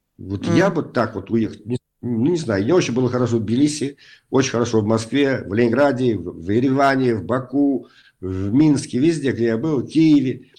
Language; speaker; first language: Russian; native; Russian